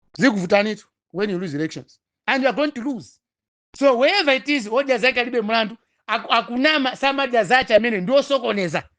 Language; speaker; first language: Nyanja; non-native, local second language; Tumbuka